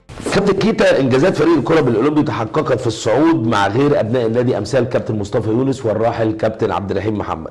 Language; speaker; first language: Arabic; native; Arabic